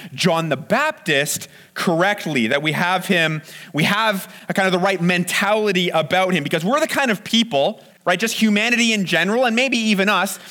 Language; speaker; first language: English; native; English